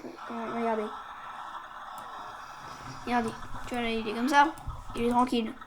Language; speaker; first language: French; native; French